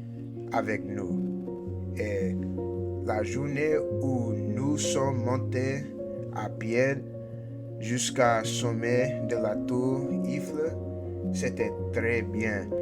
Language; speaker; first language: French; non-native, learner; English